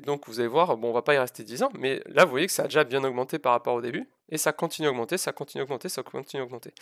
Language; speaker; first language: French; native; French